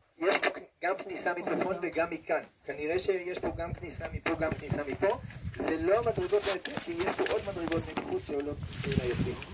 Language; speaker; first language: Hebrew; native; Hebrew